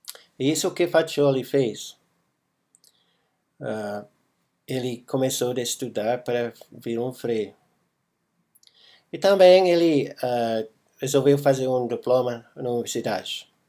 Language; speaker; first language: Portuguese; non-native, fluent; English